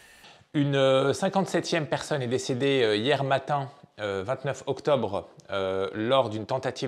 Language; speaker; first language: French; native; French